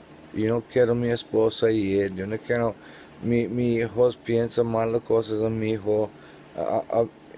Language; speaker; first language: Spanish; non-native, learner; English